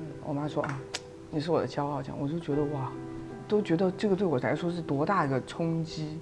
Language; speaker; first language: Chinese; native; Chinese